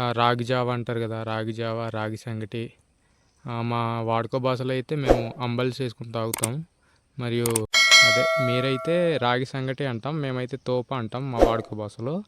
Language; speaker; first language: Telugu; non-native, local second language; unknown